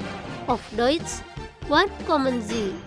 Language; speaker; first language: German; non-native, fluent; Indonesian